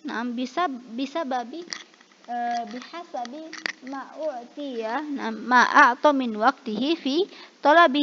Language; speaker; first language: Arabic; non-native, fluent; Indonesian